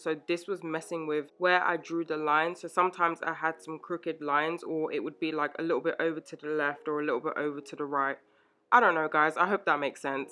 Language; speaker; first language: English; native; English